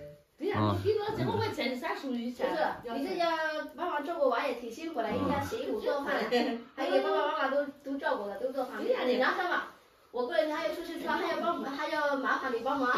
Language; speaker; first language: Chinese; native; Chinese